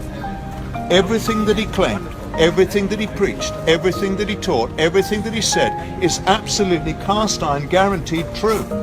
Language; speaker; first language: English; native; English